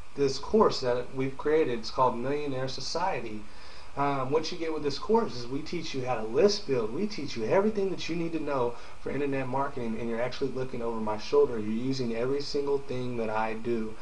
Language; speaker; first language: English; native; English